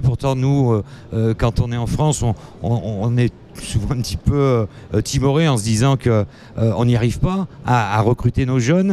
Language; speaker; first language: French; native; French